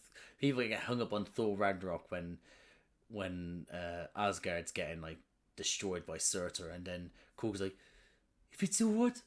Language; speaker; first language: English; native; English